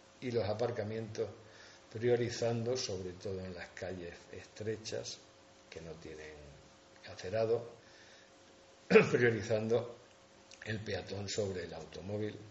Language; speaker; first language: Spanish; native; Spanish